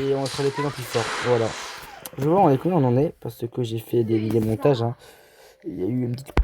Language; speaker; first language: French; native; French